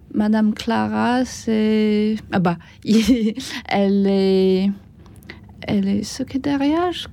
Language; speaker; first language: French; non-native, learner; Chinese